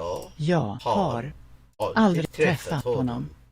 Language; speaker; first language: Swedish; non-native, learner; English